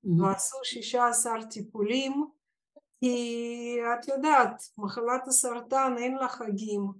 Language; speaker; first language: Hebrew; non-native, fluent; Russian